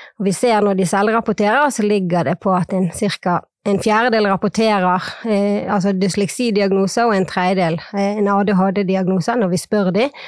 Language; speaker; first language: Norwegian; native; Norwegian